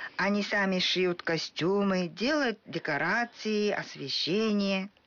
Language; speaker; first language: Russian; non-native, fluent; Japanese